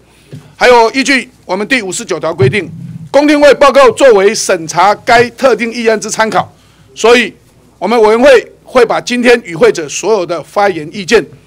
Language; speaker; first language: Chinese; native; Chinese